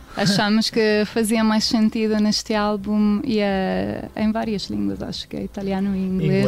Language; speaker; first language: Portuguese; non-native, fluent; Italian